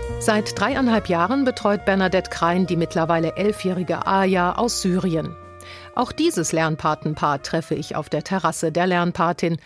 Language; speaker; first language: German; native; German